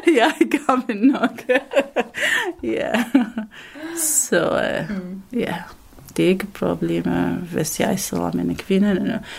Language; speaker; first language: Danish; non-native, learner; Arabic